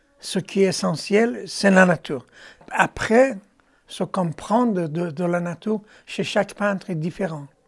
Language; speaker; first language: French; non-native, fluent; Persian